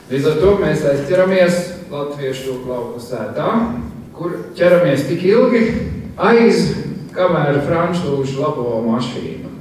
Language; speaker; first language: Latvian; early bilingual, heritage; Latvian